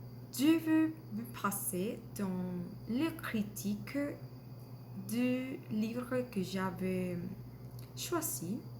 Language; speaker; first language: French; non-native, learner; Spanish